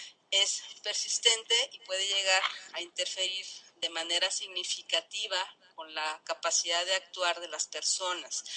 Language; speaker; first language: Spanish; native; Spanish